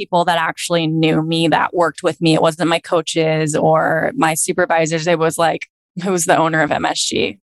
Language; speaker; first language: English; native; English